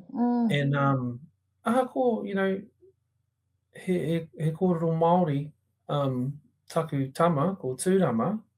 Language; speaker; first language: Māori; non-native, local second language; English